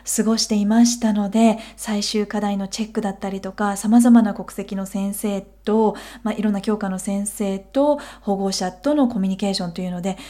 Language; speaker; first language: Japanese; native; Japanese